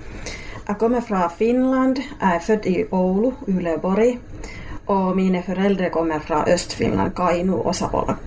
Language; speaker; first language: Swedish; non-native, local second language; Finnish